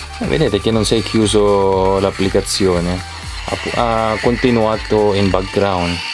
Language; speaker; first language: Italian; non-native, fluent; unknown